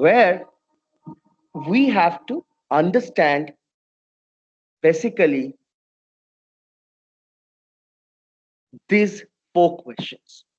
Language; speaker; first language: English; non-native, local second language; Bangla